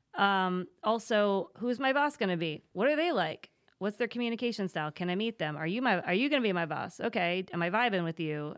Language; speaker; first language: English; native; English